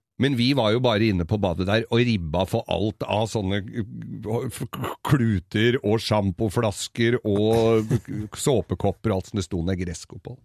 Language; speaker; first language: Norwegian; native; Norwegian